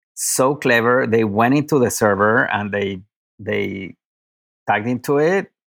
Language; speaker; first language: English; non-native, fluent; Spanish